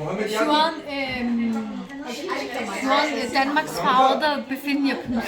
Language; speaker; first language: Turkish; early bilingual, heritage; Turkish